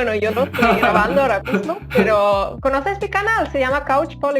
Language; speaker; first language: Spanish; non-native, fluent; German